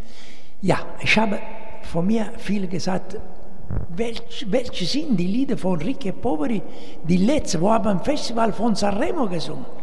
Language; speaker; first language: German; non-native, learner; Italian